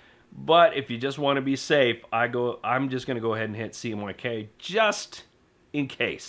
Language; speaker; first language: English; native; English